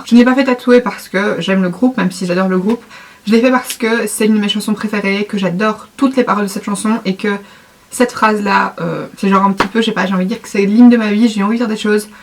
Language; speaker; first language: French; native; French